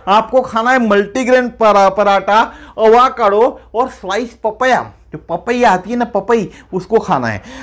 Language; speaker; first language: Hindi; non-native, local second language; Marathi